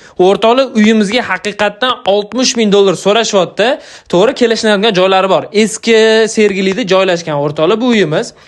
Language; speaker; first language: Uzbek; native; Uzbek